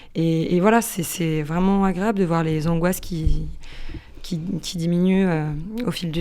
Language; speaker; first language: French; native; French